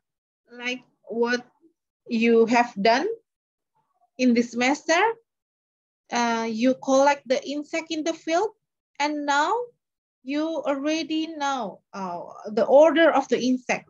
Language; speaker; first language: English; non-native, learner; Indonesian